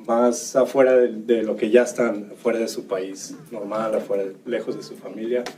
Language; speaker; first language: Spanish; early bilingual, heritage; Spanish